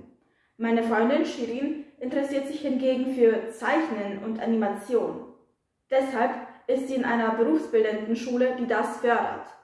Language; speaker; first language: German; non-native, fluent; Polish